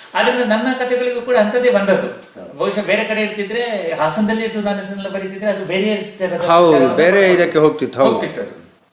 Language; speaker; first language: Kannada; native; Kannada